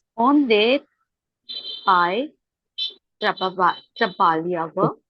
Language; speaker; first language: Portuguese; non-native, learner; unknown